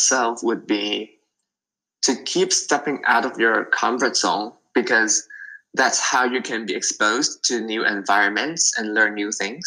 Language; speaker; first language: English; non-native, local second language; Cantonese